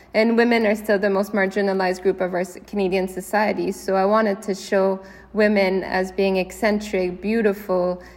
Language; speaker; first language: English; native; English